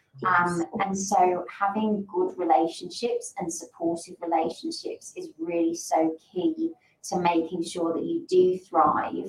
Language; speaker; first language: English; native; English